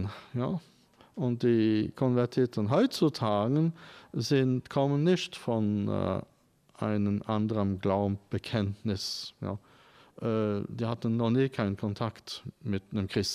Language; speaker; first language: German; non-native, fluent; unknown